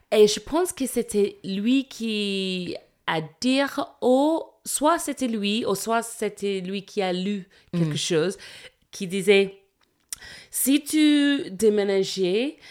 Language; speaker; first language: French; non-native, learner; English